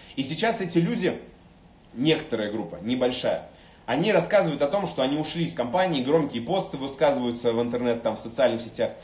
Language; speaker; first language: Russian; native; Russian